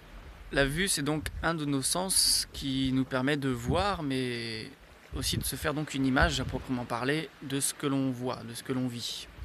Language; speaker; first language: French; native; French